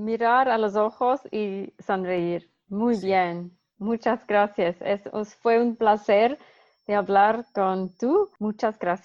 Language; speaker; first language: Spanish; non-native, learner; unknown